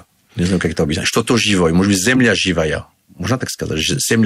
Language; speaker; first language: Russian; non-native, learner; French